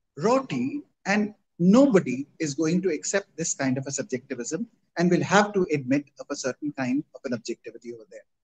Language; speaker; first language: English; non-native, local second language; Hindi